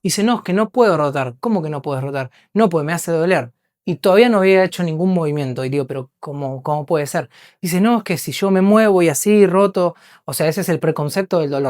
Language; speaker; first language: Spanish; native; Spanish